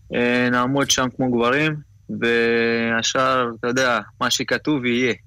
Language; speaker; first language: Hebrew; non-native, local second language; Arabic